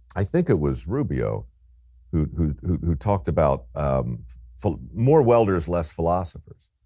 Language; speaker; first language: English; native; English